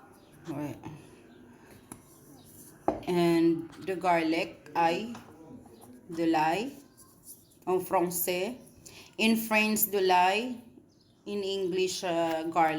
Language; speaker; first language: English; non-native, local second language; Cebuano